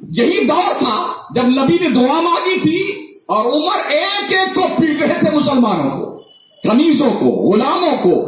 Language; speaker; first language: Urdu; native; Urdu